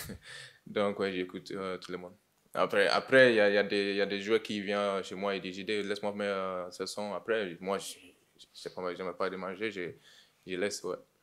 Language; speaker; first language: French; non-native, learner; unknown